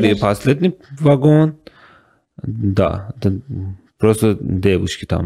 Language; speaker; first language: Russian; non-native, learner; Persian